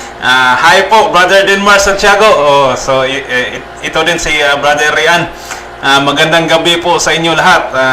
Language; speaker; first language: Filipino; non-native, local second language; Cebuano